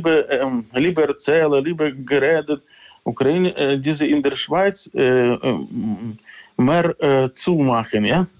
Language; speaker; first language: German; non-native, learner; Ukrainian